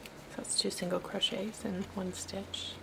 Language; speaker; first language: English; native; English